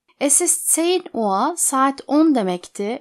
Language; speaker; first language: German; non-native, fluent; Turkish